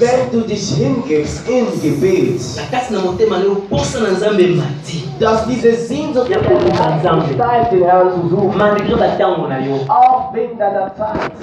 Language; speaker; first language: German; non-native, learner; French